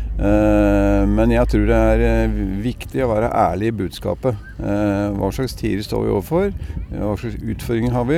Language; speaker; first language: Norwegian; native; Norwegian